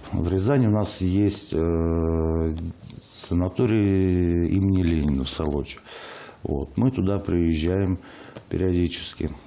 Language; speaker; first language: Russian; native; Russian